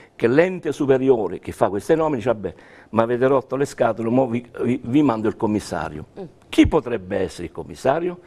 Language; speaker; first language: Italian; native; Italian